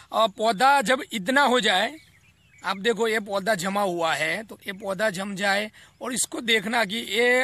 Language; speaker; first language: Hindi; non-native, local second language; Gujarati